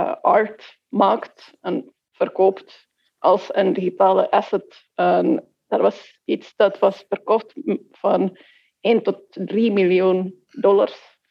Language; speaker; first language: Dutch; non-native, fluent; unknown